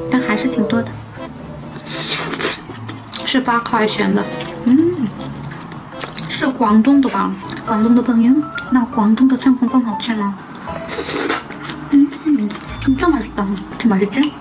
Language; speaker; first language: Chinese; non-native, learner; Korean